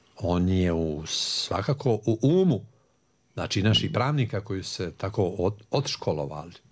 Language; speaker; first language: Serbian; native; Serbian